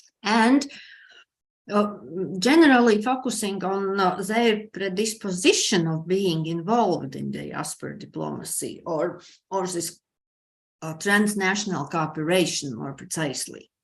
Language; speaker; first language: English; non-native, fluent; Latvian